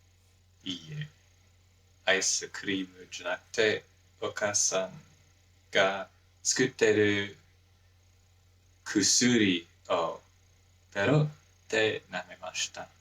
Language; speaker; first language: Japanese; non-native, learner; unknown